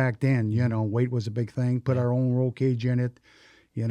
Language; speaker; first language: English; native; English